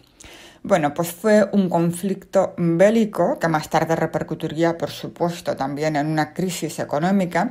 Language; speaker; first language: Spanish; native; Spanish